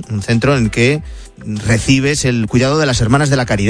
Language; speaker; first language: Spanish; native; Spanish